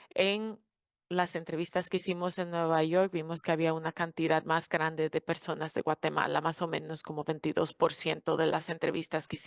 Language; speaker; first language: Spanish; non-native, fluent; English